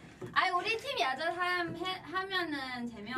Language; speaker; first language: Korean; non-native, fluent; Thai